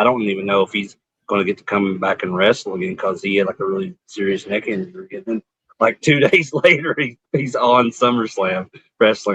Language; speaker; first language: English; native; English